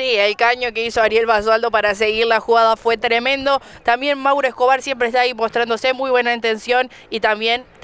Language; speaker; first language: Spanish; native; Spanish